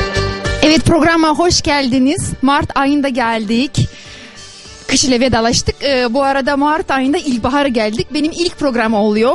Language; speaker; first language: Turkish; non-native, learner; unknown